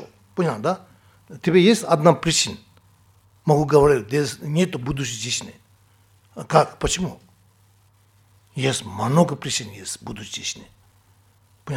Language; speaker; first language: Russian; non-native, fluent; Tibetan